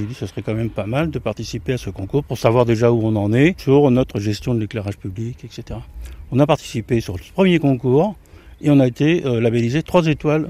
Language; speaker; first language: French; native; French